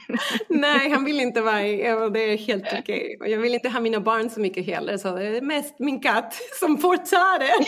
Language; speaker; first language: Swedish; non-native, fluent; Spanish